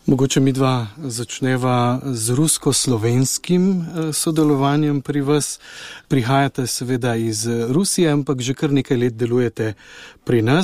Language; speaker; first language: Slovenian; native; Slovenian